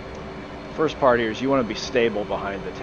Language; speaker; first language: English; native; English